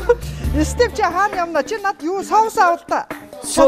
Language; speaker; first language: Mongolian; native; Mongolian